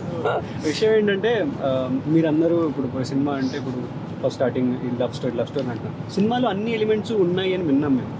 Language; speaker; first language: Telugu; native; Telugu